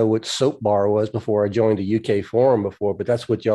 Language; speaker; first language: English; native; English